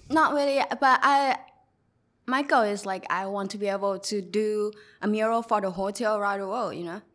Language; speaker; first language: English; non-native, learner; Thai